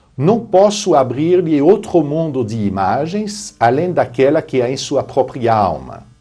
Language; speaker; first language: Portuguese; non-native, fluent; French